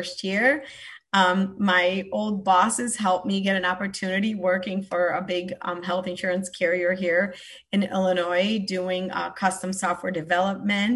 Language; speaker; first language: English; early bilingual, other home language; Polish